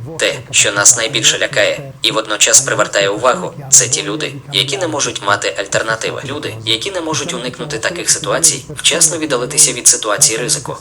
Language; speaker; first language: Ukrainian; non-native, fluent; Italian